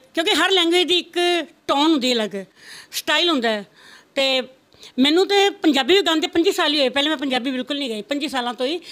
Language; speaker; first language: Punjabi; non-native, local second language; Rajasthani